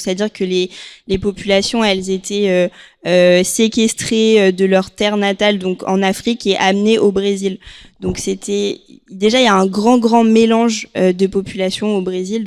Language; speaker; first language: French; native; French